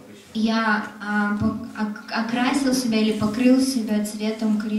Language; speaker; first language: Russian; native; Russian